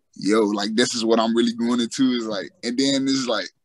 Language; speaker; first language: English; native; English